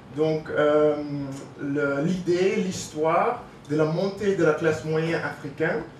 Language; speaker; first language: French; non-native, learner; English